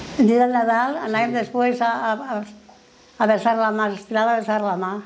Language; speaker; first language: Catalan; native; Catalan